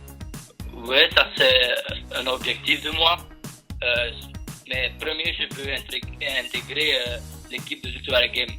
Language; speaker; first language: French; non-native, learner; Albanian